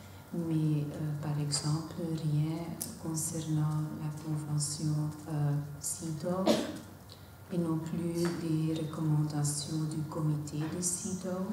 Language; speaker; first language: French; non-native, local second language; Dutch